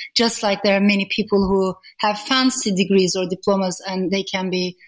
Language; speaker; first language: English; non-native, fluent; Turkish